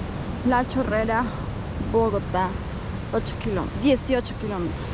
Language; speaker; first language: Spanish; native; Spanish